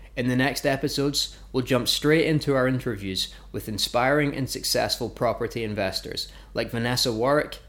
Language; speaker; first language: English; native; English